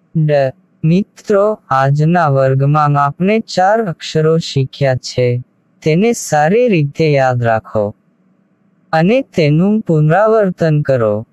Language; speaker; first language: Gujarati; non-native, local second language; Urdu